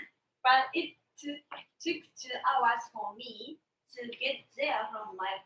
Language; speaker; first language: English; non-native, learner; Japanese